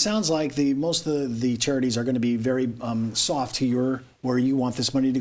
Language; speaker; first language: English; native; English